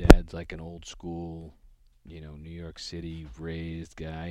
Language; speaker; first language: English; native; English